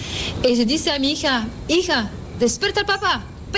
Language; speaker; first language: Spanish; non-native, learner; French